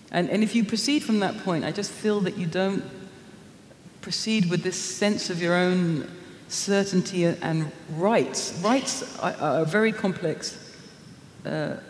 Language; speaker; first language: English; native; English